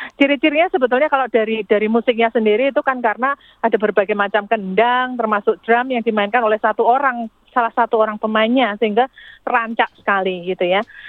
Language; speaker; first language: Indonesian; native; Indonesian